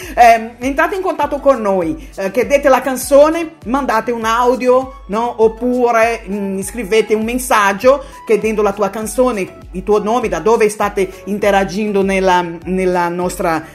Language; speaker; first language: Italian; non-native, fluent; Portuguese